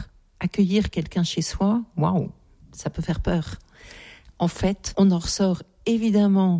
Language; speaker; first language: French; native; French